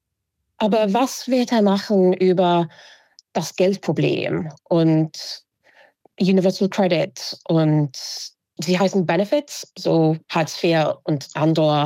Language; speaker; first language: German; non-native, fluent; English